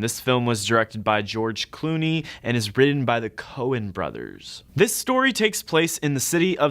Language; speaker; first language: English; native; English